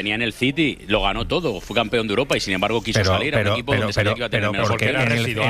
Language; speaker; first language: Spanish; native; Spanish